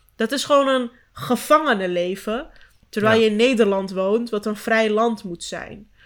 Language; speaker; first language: Dutch; early bilingual, other home language; Turkish